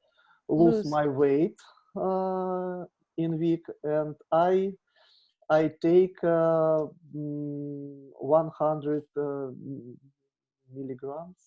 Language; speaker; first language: English; non-native, learner; Russian